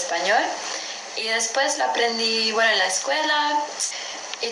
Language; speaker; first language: Spanish; non-native, learner; German